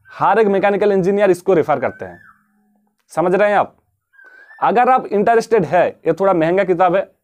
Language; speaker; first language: Hindi; non-native, local second language; Bangla